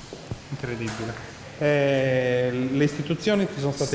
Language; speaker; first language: Italian; native; Italian